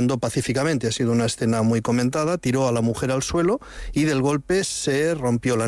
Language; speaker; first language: Spanish; native; Spanish